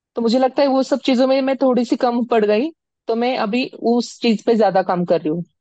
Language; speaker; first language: Hindi; non-native, local second language; Marathi